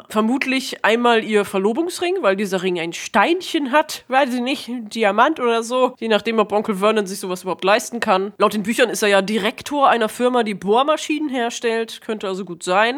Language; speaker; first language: German; native; German